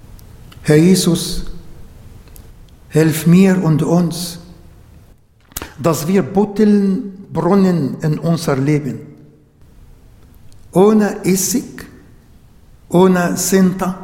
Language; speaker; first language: German; non-native, learner; Arabic